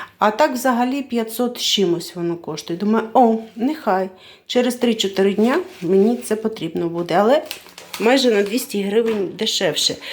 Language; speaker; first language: Ukrainian; non-native, local second language; Russian